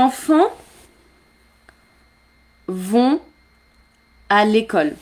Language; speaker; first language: French; native; French